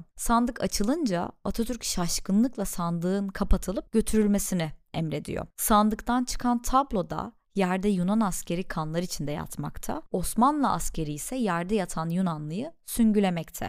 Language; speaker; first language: Turkish; native; Turkish